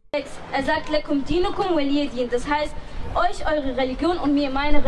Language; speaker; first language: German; non-native, learner; Spanish